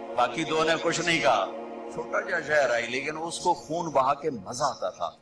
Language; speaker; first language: Urdu; non-native, local second language; Punjabi